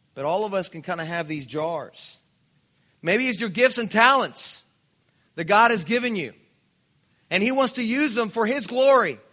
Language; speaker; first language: English; non-native, fluent; Spanish